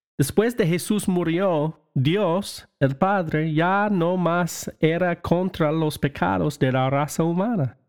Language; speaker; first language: Spanish; non-native, learner; English